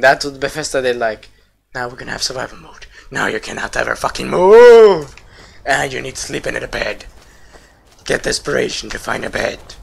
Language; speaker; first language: English; non-native, fluent; Swedish